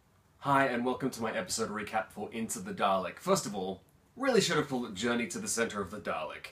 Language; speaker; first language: English; native; English